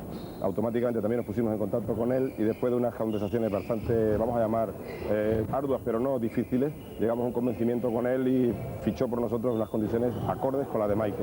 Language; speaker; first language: Spanish; native; Spanish